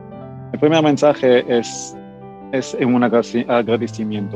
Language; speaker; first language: Spanish; non-native, fluent; Hebrew